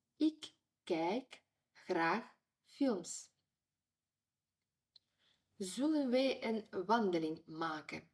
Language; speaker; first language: Dutch; non-native, fluent; Ukrainian